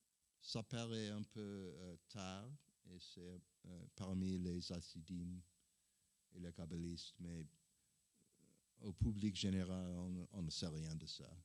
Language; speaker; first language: French; non-native, learner; English